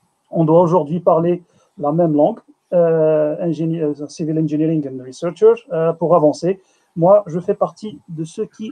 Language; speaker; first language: French; non-native, local second language; Arabic